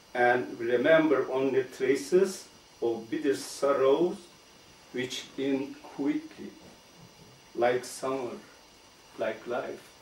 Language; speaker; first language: English; non-native, fluent; Turkish